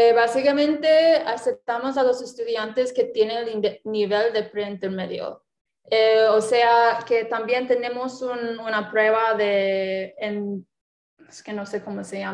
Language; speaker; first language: Spanish; non-native, fluent; English